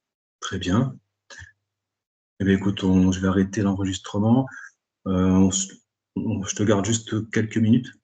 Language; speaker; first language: French; native; French